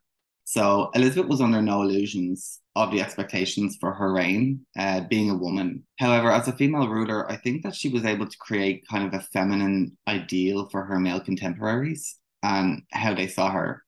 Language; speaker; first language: English; native; English